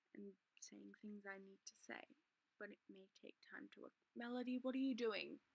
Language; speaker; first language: English; native; English